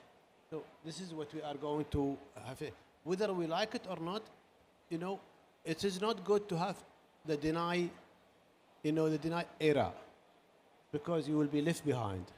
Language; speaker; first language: English; non-native, learner; Arabic